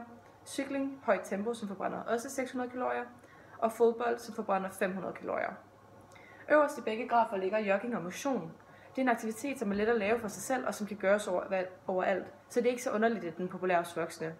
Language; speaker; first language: Danish; native; Danish